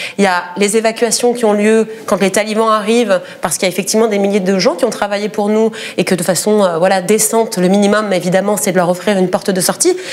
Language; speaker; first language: French; native; French